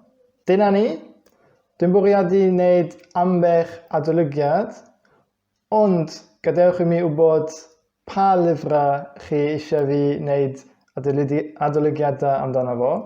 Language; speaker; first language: Welsh; non-native, fluent; Dutch